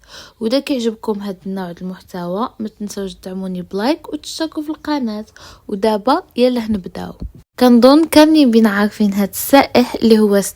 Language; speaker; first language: Arabic; native; Arabic